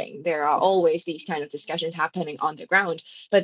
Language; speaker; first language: English; non-native, local second language; Cantonese